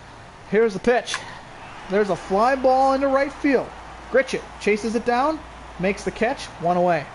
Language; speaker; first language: English; native; English